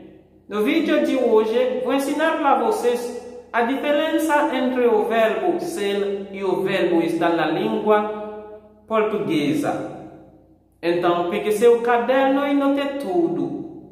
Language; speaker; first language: Portuguese; non-native, fluent; Haitian Creole